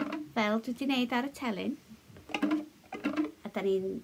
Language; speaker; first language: Welsh; non-native, local second language; English